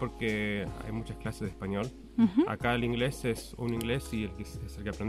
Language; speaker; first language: Spanish; early bilingual, heritage; Spanish